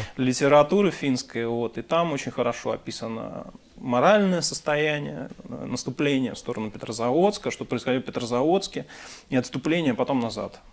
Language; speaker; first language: Russian; native; Russian